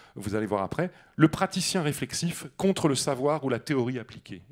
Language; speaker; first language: French; native; French